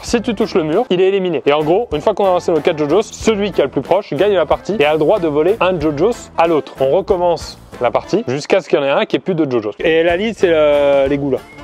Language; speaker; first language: French; native; French